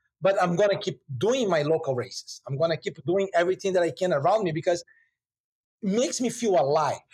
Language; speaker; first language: English; non-native, fluent; Portuguese